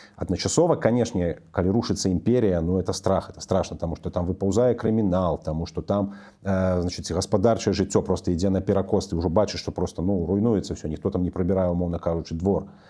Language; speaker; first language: Belarusian; non-native, local second language; Russian